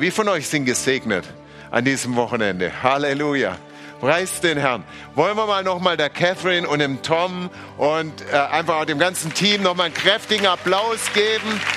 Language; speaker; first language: German; native; German